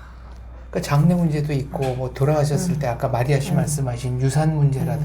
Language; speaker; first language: Korean; native; Korean